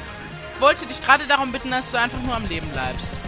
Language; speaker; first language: German; native; German